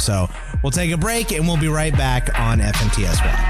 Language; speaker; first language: English; native; English